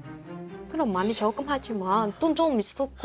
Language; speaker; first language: Korean; non-native, learner; Vietnamese